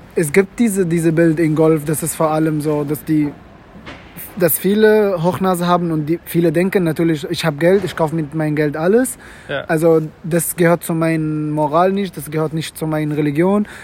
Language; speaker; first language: German; non-native, fluent; Arabic